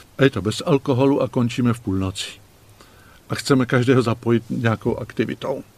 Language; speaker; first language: Czech; native; Czech